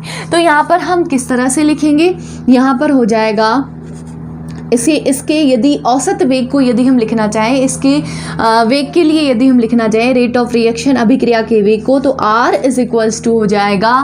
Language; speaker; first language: Hindi; native; Hindi